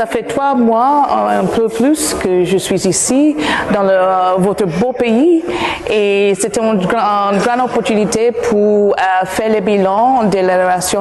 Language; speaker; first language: French; non-native, fluent; English